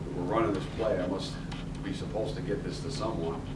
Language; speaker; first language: English; native; English